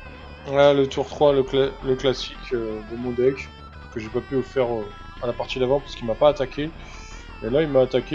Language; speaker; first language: French; native; French